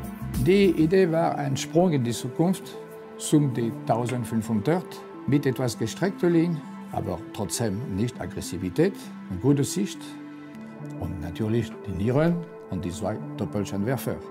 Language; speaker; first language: German; non-native, fluent; French